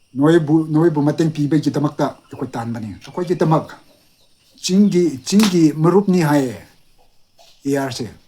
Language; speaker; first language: Manipuri; non-native, local second language; Tangkhul Naga (India)